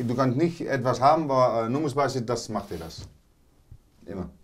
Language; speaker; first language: German; non-native, learner; Dutch